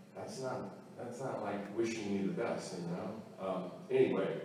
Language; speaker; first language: English; native; English